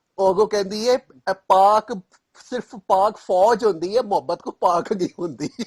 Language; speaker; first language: Urdu; non-native, local second language; Punjabi